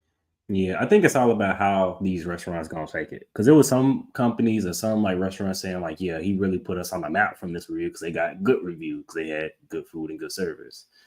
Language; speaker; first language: English; native; English